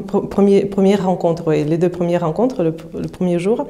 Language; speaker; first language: French; non-native, fluent; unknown